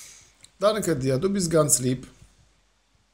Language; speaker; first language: German; non-native, learner; Polish